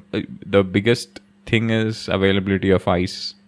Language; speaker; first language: English; non-native, local second language; Hindi